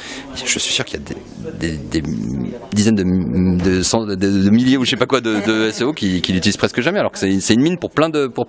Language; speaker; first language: French; native; French